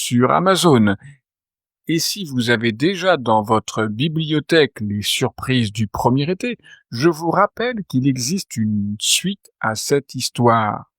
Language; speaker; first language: French; native; French